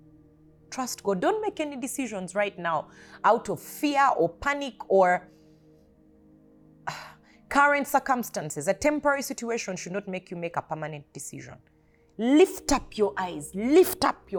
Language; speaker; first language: English; non-native, local second language; Ganda